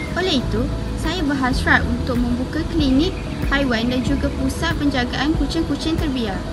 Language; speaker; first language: Malay; native; Malay